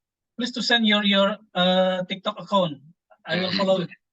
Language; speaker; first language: English; non-native, fluent; Indonesian